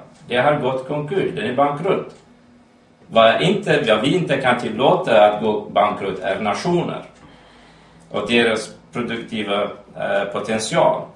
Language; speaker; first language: Swedish; non-native, fluent; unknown